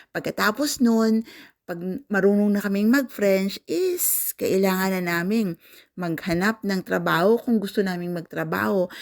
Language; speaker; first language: Filipino; non-native, local second language; Cebuano